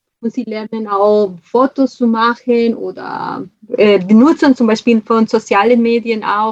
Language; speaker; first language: German; non-native, fluent; Spanish